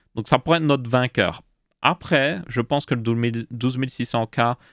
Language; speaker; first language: French; native; French